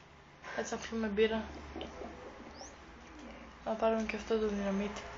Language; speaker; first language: Greek; native; Greek